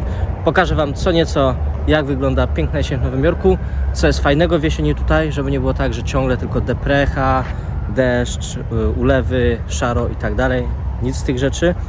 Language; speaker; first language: Polish; native; Polish